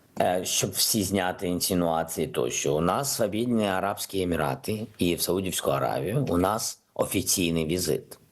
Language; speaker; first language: Ukrainian; non-native, local second language; Russian